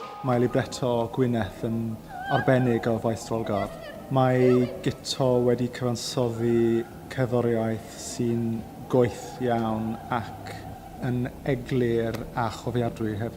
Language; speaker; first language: Welsh; non-native, fluent; English